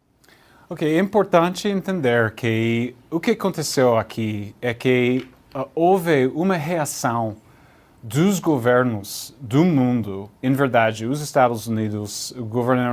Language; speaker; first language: Portuguese; non-native, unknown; English